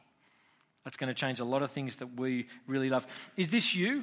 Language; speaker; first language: English; native; English